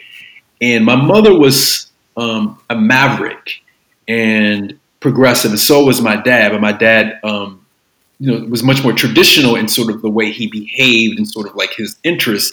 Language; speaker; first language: English; native; English